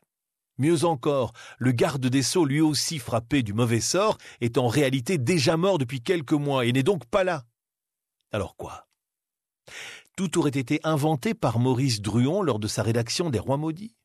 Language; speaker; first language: French; native; French